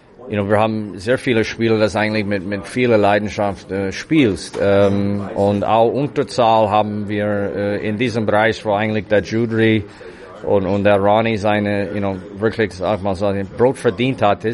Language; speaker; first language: German; non-native, fluent; English